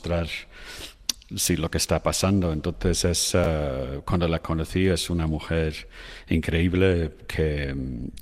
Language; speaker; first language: Spanish; non-native, fluent; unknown